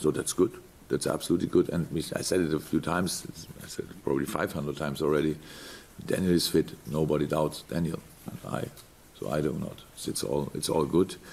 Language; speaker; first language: English; non-native, fluent; German